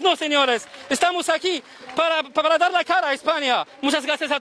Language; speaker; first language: Spanish; non-native, learner; Arabic